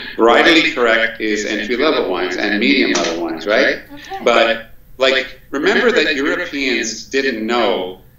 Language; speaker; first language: English; native; English